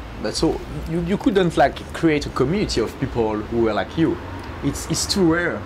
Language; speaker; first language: English; non-native, fluent; French